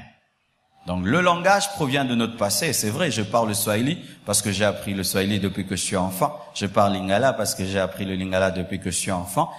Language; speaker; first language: French; non-native, local second language; Lingala